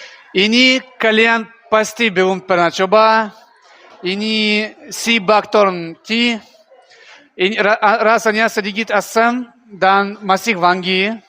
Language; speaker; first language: Indonesian; non-native, learner; Russian